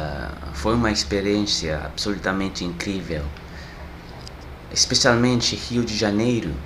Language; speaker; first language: Portuguese; non-native, learner; French